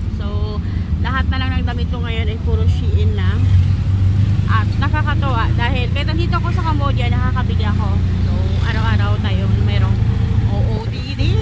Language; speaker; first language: Filipino; native; Filipino